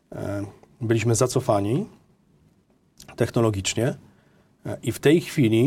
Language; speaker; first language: Polish; native; Polish